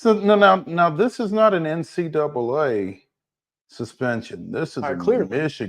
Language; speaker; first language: English; native; English